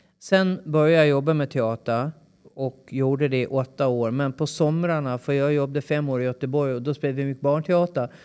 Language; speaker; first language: Swedish; native; Swedish